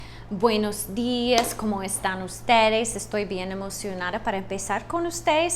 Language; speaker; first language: Spanish; non-native, fluent; English